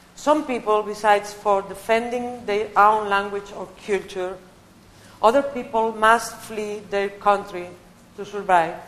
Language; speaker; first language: English; non-native, learner; Catalan